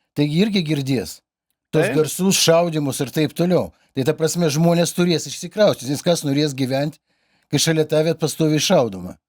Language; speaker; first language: Lithuanian; native; Lithuanian